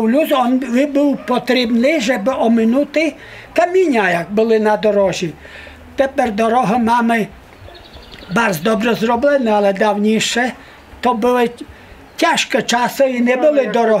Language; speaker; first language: Polish; non-native, local second language; Rusyn